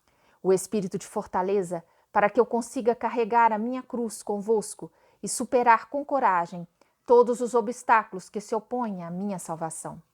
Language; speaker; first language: Portuguese; native; Portuguese